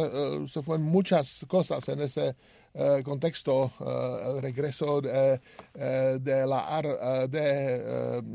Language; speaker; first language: Spanish; non-native, learner; Czech